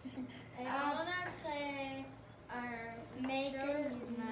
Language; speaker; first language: French; non-native, learner; English